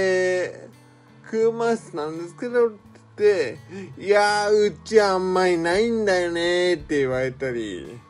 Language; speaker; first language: Japanese; native; Japanese